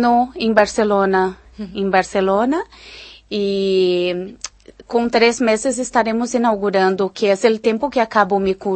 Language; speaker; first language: Spanish; non-native, fluent; Portuguese